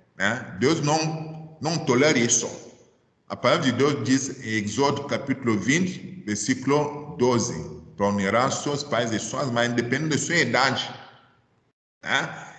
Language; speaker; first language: Portuguese; non-native, fluent; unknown